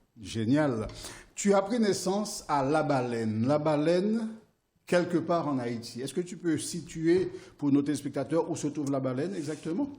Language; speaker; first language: French; non-native, local second language; Haitian Creole